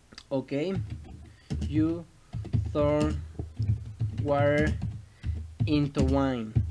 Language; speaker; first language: English; non-native, learner; Spanish